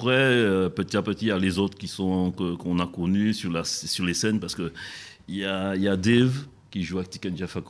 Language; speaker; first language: French; native; French